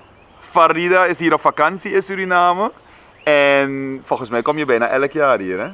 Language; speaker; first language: Dutch; native; Dutch